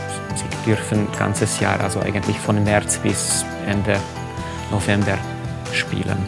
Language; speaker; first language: German; non-native, fluent; Hungarian